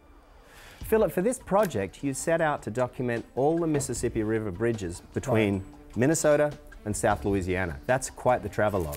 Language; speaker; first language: English; native; English